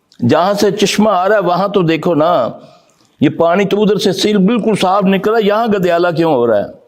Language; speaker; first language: Urdu; non-native, local second language; Punjabi